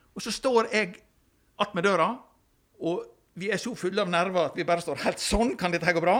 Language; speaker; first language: Norwegian; native; Norwegian